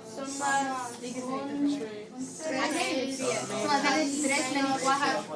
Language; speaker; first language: Spanish; non-native, learner; English